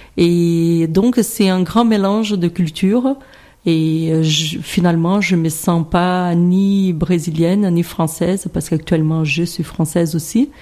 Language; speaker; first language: French; non-native, fluent; Portuguese